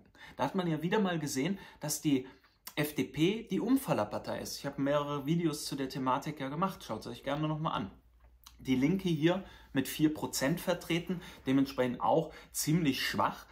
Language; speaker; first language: German; native; German